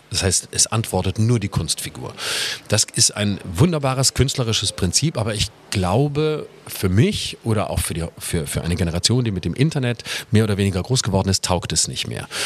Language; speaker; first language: German; native; German